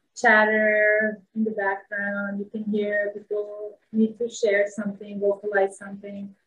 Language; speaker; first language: English; non-native, fluent; Bosnian